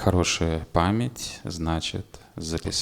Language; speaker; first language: Russian; native; Russian